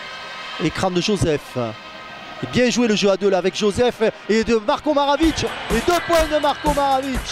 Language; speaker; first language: French; native; French